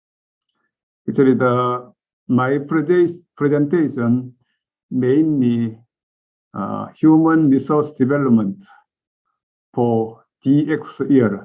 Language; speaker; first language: English; non-native, learner; Korean